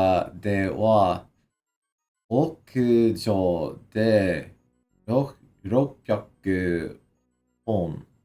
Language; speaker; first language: Japanese; non-native, learner; English